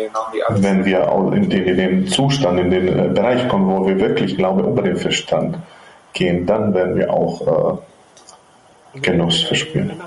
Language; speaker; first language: German; non-native, fluent; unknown